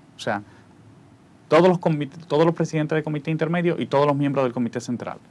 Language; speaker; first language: Spanish; native; Spanish